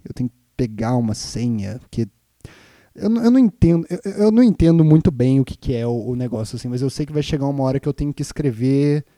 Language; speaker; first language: Portuguese; native; Portuguese